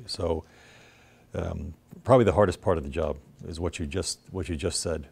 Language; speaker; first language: English; native; English